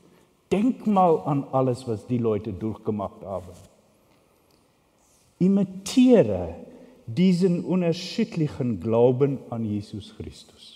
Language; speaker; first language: German; non-native, fluent; Afrikaans